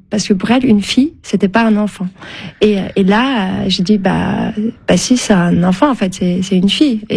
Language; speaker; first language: French; early bilingual, other home language; Turkish